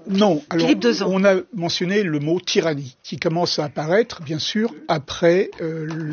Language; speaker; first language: French; native; French